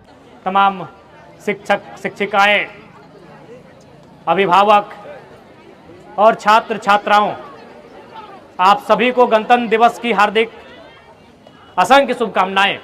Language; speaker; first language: Hindi; non-native, local second language; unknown